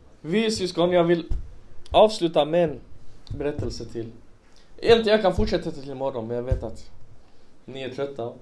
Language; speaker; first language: Swedish; early bilingual, other home language; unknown